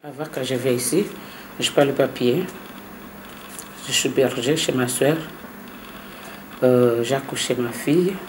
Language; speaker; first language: French; non-native, learner; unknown